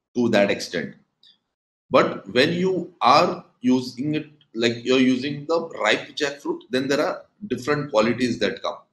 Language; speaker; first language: English; non-native, local second language; Konkani